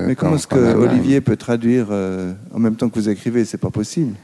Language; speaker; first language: French; native; French